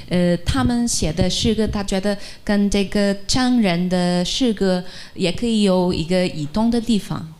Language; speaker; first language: Chinese; non-native, fluent; Portuguese